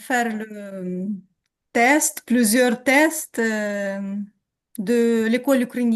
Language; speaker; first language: French; non-native, learner; Ukrainian